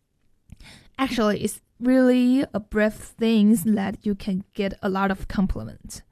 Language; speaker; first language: English; non-native, fluent; Chinese